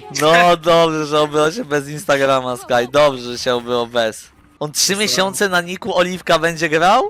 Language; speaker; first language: Polish; native; Polish